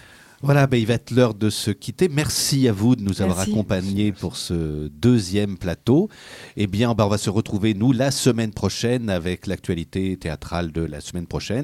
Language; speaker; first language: French; native; French